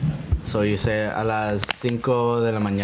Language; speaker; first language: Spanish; non-native, learner; English